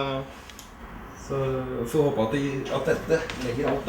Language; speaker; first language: Norwegian; native; Norwegian